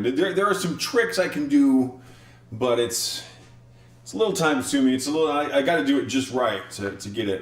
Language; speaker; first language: English; native; English